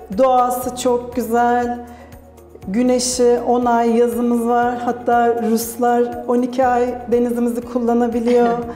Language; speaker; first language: Turkish; native; Turkish